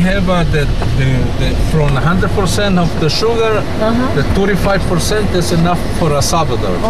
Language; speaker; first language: English; non-native, learner; Spanish